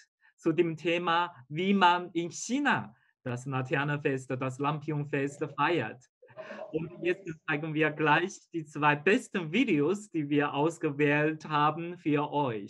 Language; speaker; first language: German; non-native, fluent; Chinese